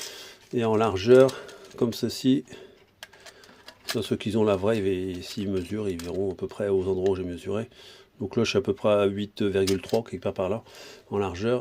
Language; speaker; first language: French; native; French